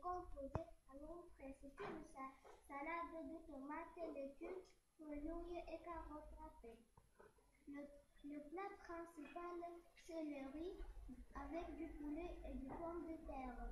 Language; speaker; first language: French; non-native, learner; Arabic